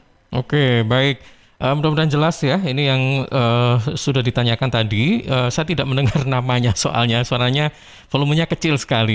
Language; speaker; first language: Indonesian; native; Indonesian